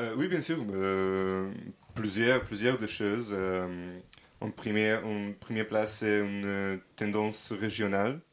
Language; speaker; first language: French; non-native, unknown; Serbian